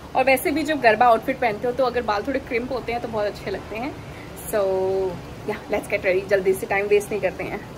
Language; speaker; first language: Hindi; non-native, local second language; Bangla